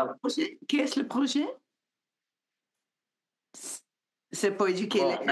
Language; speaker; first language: French; non-native, learner; Spanish